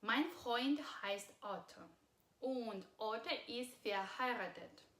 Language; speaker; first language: German; non-native, fluent; Russian